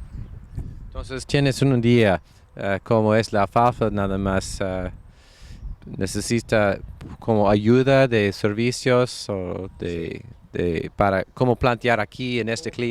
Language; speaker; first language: Spanish; non-native, fluent; English